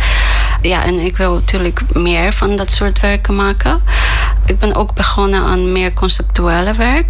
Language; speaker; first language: Dutch; non-native, fluent; Polish